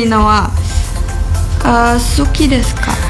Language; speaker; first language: Japanese; non-native, learner; Indonesian